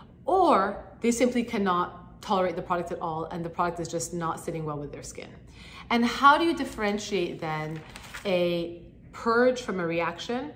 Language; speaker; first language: English; native; English